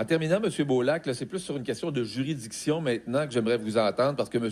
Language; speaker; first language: French; native; French